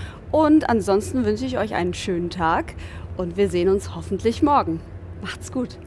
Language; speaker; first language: German; native; German